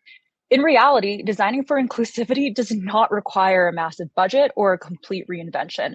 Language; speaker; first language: English; native; English